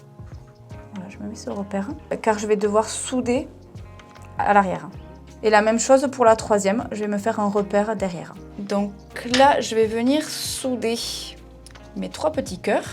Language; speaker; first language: French; native; French